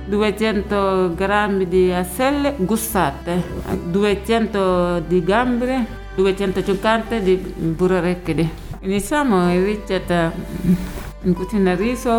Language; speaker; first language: Italian; non-native, learner; Wolof